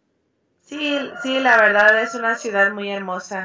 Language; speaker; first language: Spanish; early bilingual, heritage; Spanish